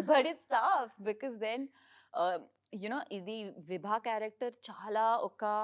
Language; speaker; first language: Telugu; non-native, learner; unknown